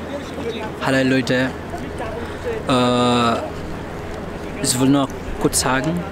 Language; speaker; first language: German; non-native, learner; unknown